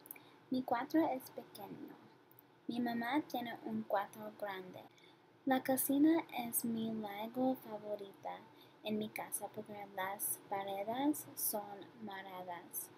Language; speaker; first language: Spanish; non-native, learner; English